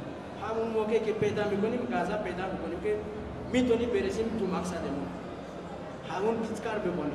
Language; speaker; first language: Persian; non-native, learner; Malagasy